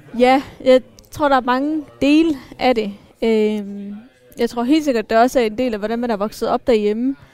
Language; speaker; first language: Danish; early bilingual, other home language; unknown